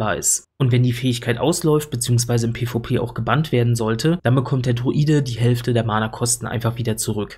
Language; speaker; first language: German; native; German